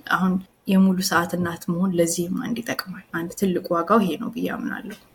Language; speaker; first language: Amharic; native; Amharic